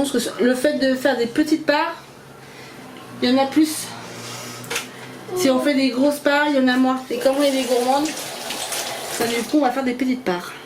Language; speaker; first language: French; native; French